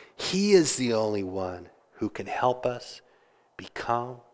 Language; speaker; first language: English; native; English